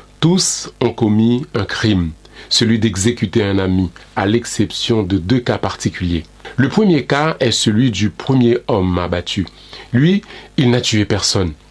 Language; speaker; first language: French; non-native, local second language; Haitian Creole